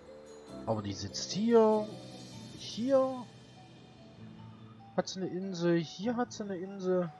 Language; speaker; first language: German; native; German